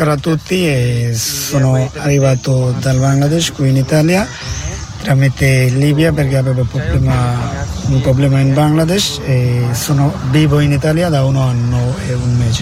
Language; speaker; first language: Italian; non-native, learner; Bangla